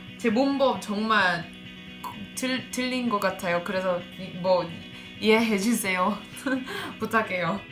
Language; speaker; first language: Korean; non-native, learner; English